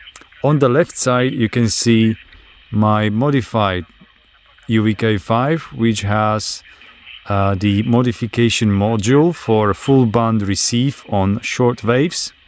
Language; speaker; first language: English; non-native, fluent; Slovak